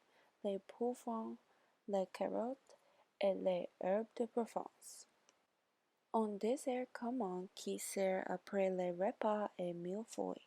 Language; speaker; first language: French; non-native, learner; English